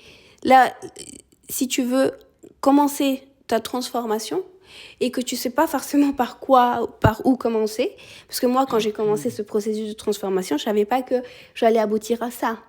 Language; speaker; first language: French; early bilingual, other home language; Spanish